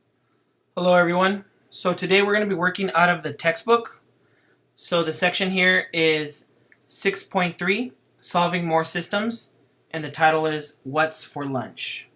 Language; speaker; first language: English; native; English